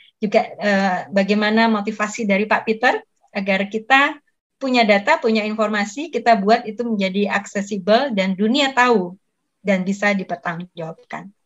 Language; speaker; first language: Indonesian; native; Indonesian